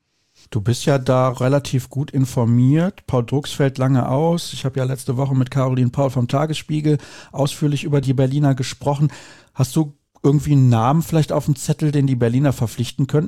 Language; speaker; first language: German; native; German